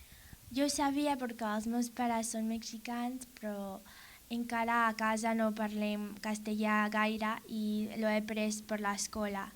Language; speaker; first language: Catalan; non-native, learner; English